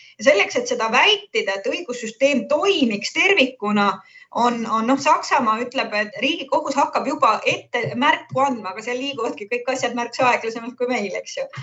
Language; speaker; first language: Estonian; native; Estonian